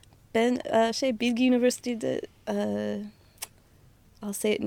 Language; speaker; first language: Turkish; non-native, fluent; English